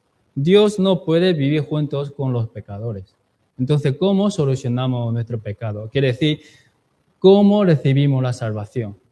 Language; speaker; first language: Spanish; non-native, fluent; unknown